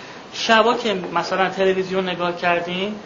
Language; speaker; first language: Persian; native; Persian